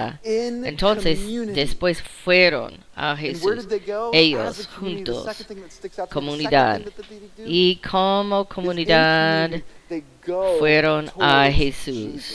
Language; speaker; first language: Spanish; non-native, fluent; English